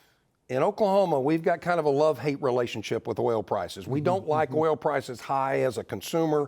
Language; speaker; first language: English; native; English